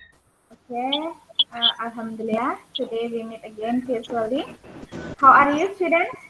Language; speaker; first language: English; non-native, learner; Indonesian